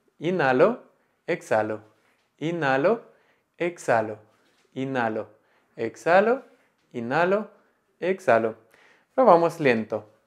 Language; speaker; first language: Spanish; non-native, fluent; Russian